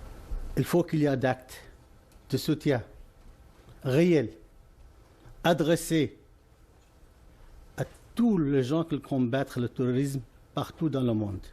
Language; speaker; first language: French; non-native, fluent; Arabic